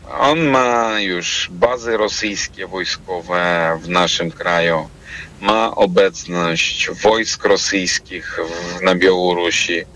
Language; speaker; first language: Polish; non-native, fluent; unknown